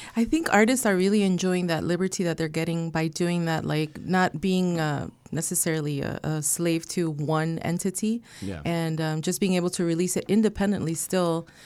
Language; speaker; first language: English; early bilingual, other home language; Spanish